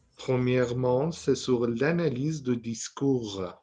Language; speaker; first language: French; non-native, fluent; Persian